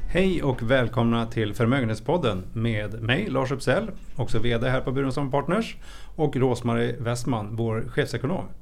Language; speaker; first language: Swedish; native; Swedish